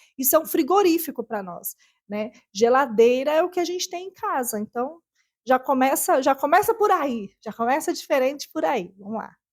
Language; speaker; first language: Portuguese; native; Portuguese